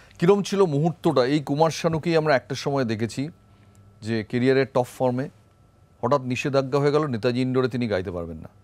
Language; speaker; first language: Bangla; native; Bangla